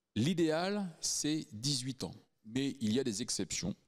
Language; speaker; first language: French; native; French